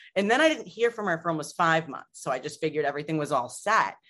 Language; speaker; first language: English; native; English